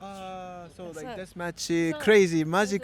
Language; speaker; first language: Japanese; non-native, learner; English